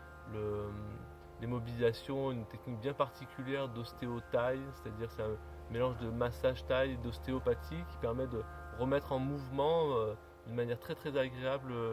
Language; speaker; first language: French; native; French